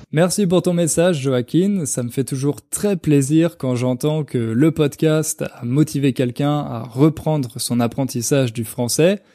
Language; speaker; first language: French; native; French